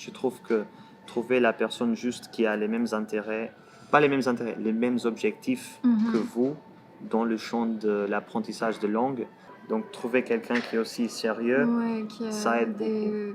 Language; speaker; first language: French; non-native, fluent; Portuguese